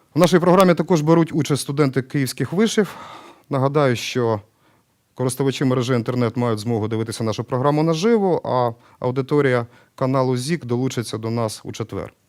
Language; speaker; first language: Ukrainian; native; Ukrainian